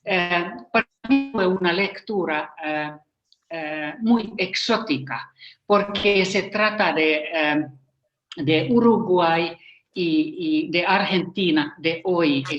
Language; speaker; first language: Spanish; non-native, fluent; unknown